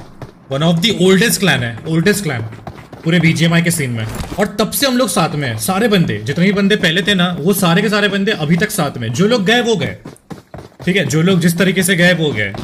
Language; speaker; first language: Hindi; native; Hindi